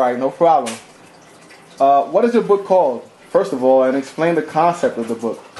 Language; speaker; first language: English; native; English